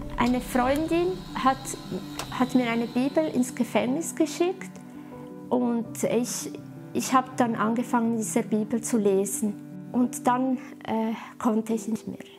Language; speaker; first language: German; early bilingual, other home language; Italian